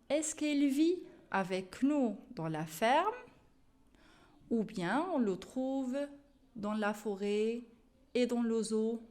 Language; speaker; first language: French; non-native, local second language; Arabic